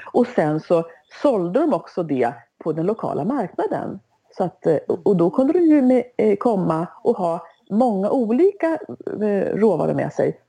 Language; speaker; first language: Swedish; native; Swedish